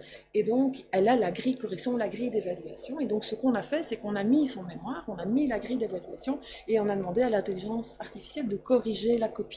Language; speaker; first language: French; native; French